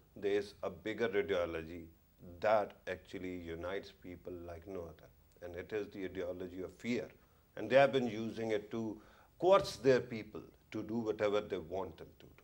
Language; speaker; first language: English; non-native, local second language; Urdu